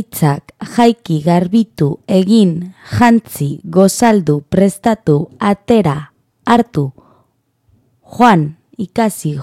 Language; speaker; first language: Basque; non-native, local second language; Spanish